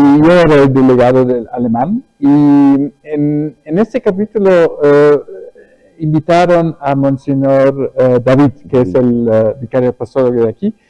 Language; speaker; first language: Spanish; early bilingual, other home language; German